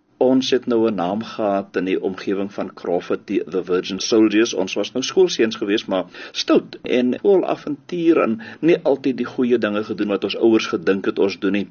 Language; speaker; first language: Afrikaans; native; Afrikaans